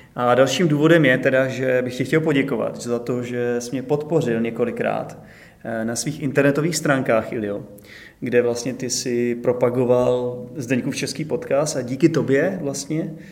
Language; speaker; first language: Czech; native; Czech